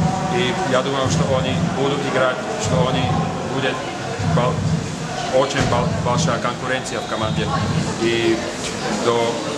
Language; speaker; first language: Russian; non-native, learner; Slovak